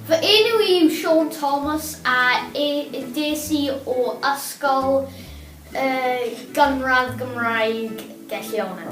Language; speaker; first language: Welsh; non-native, local second language; English